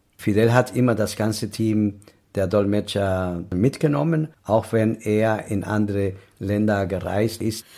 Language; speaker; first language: German; non-native, fluent; Spanish